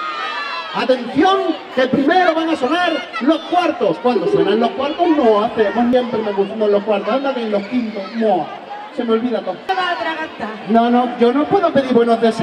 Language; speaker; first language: Spanish; native; Spanish